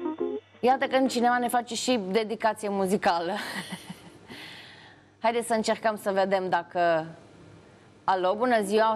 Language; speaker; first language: Romanian; native; Romanian